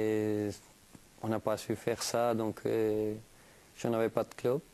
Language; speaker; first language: French; non-native, fluent; Spanish